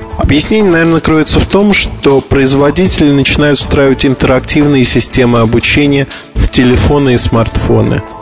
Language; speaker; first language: Russian; native; Russian